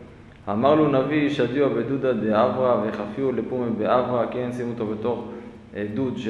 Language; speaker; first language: Hebrew; native; Hebrew